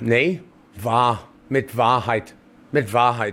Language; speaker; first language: German; non-native, learner; English